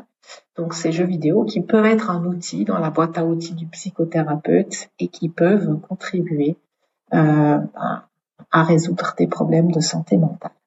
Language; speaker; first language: French; native; French